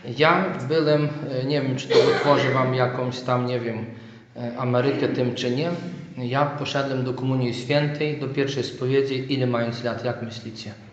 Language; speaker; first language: Polish; native; Polish